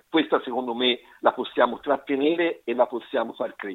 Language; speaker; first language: Italian; native; Italian